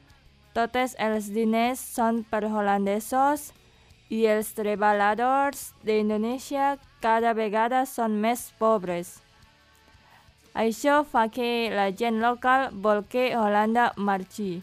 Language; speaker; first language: Catalan; non-native, learner; Indonesian